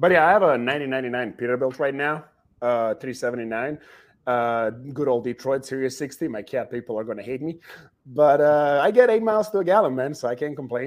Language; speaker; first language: English; non-native, fluent; Serbian